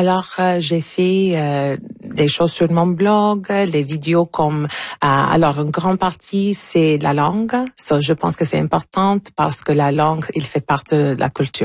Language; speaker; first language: French; non-native, fluent; Italian